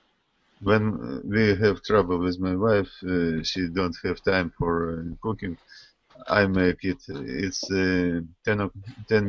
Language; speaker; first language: English; non-native, learner; Russian